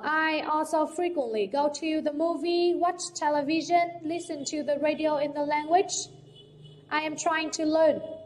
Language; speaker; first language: English; non-native, fluent; Vietnamese